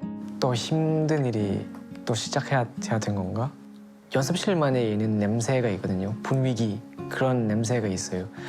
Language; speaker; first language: Korean; non-native, fluent; Thai